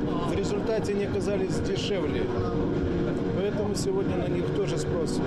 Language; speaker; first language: Russian; native; Russian